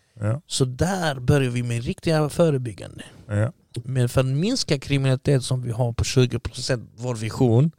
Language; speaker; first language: Swedish; early bilingual, other home language; Arabic